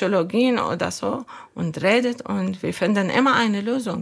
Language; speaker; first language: German; non-native, learner; Arabic